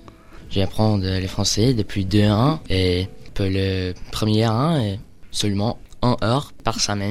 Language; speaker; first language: French; non-native, learner; English